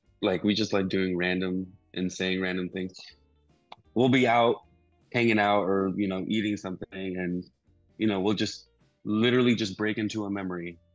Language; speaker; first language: English; early bilingual, other home language; Spanish